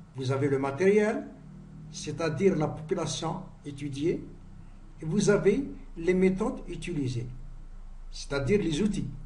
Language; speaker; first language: French; non-native, local second language; Arabic